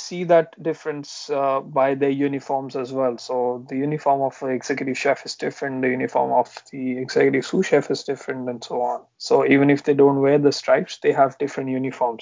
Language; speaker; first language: English; non-native, local second language; Marathi